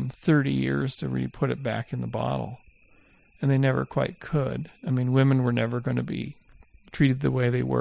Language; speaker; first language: English; native; English